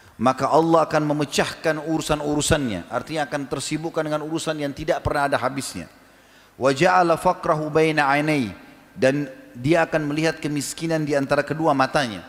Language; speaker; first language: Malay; native; Malay